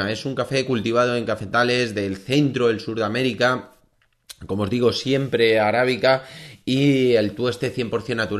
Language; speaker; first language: Spanish; native; Spanish